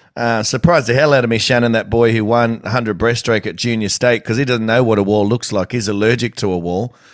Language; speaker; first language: English; native; English